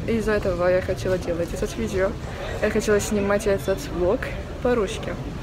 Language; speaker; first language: Russian; non-native, learner; Turkish